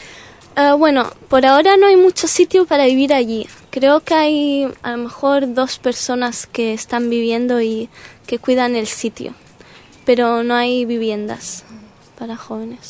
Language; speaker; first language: Spanish; early bilingual, heritage; Spanish